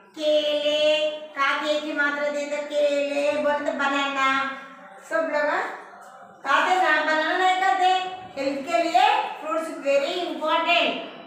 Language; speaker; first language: Hindi; non-native, local second language; Telugu